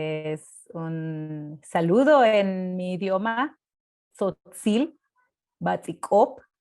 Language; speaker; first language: Spanish; non-native, local second language; Tzotzil